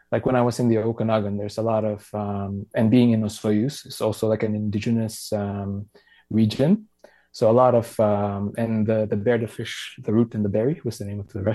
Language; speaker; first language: English; non-native, local second language; Filipino